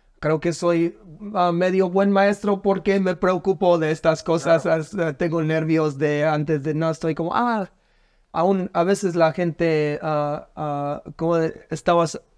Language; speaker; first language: Spanish; non-native, learner; English